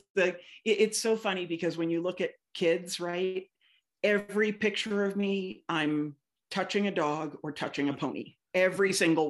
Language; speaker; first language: English; native; English